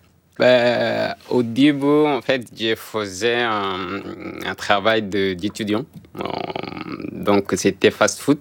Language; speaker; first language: French; non-native, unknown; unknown